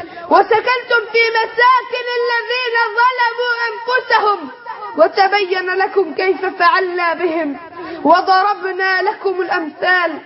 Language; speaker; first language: Arabic; native; Arabic